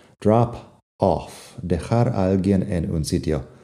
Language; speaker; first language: Spanish; non-native, fluent; English